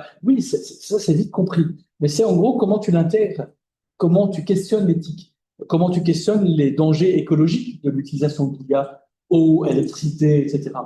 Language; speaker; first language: French; native; French